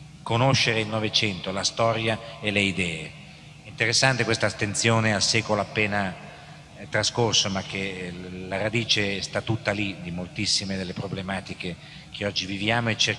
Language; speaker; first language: Italian; native; Italian